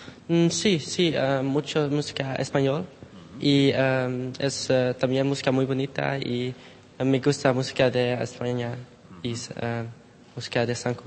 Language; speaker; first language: Spanish; non-native, learner; Dutch